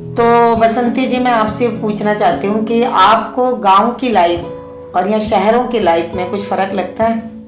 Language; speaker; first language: Hindi; native; Hindi